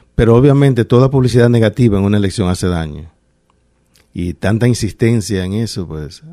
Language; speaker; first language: Spanish; native; Spanish